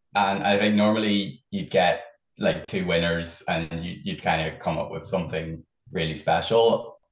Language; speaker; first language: English; native; English